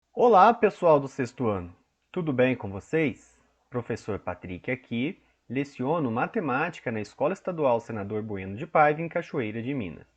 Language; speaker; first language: Portuguese; native; Portuguese